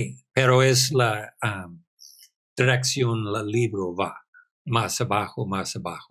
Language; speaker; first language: Spanish; non-native, fluent; English